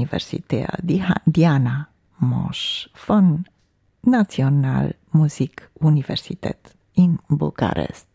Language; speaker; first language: German; non-native, fluent; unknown